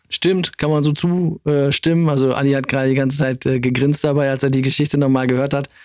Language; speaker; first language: German; native; German